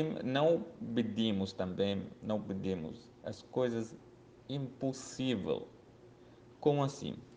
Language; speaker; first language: Portuguese; non-native, learner; Arabic